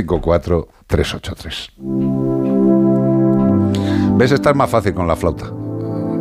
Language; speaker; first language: Spanish; native; Spanish